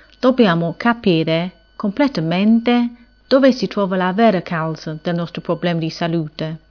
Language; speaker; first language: Italian; non-native, fluent; English